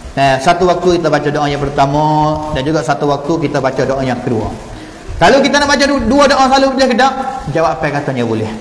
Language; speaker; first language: Malay; native; Malay